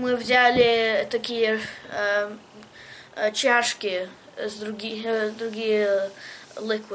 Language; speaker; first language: Russian; early bilingual, heritage; Russian